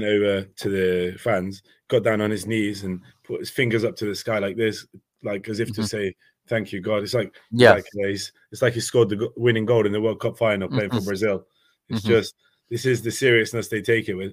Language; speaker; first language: English; native; English